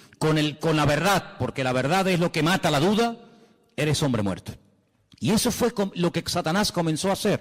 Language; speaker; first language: Spanish; native; Spanish